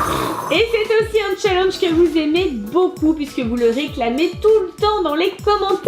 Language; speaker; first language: French; native; French